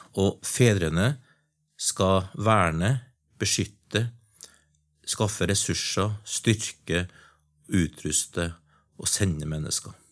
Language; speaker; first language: Norwegian; native; Norwegian